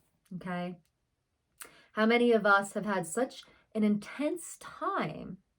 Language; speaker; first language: English; native; English